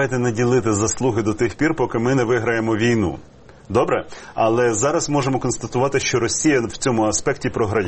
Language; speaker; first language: Ukrainian; native; Ukrainian